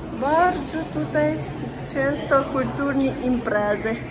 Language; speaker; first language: Polish; non-native, learner; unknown